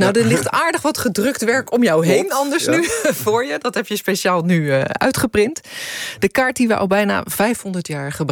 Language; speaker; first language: Dutch; native; Dutch